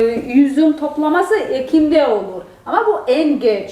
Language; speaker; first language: Turkish; non-native, fluent; Georgian